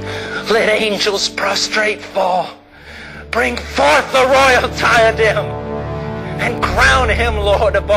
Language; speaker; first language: English; native; English